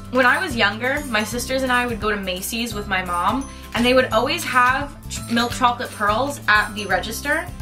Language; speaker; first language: English; native; English